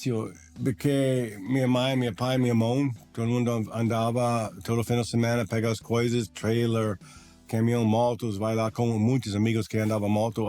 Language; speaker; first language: Portuguese; non-native, learner; English